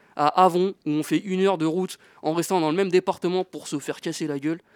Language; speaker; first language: French; native; French